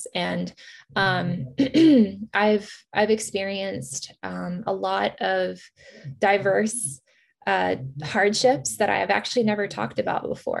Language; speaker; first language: English; native; English